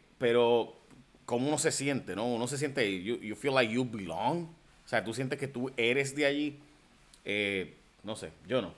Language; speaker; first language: Spanish; early bilingual, heritage; Spanish